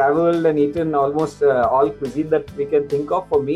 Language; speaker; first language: English; non-native, local second language; Marathi